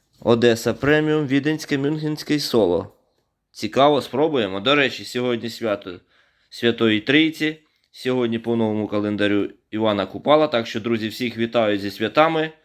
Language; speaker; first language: Ukrainian; native; Ukrainian